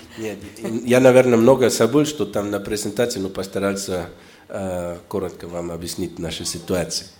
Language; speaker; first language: Russian; non-native, fluent; German